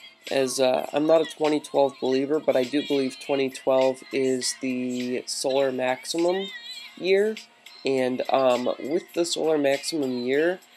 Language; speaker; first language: English; native; English